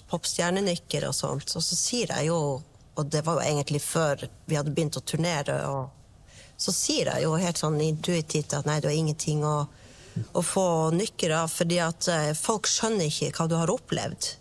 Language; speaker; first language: Norwegian; native; Norwegian